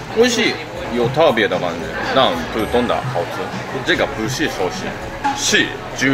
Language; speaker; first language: Chinese; non-native, learner; Japanese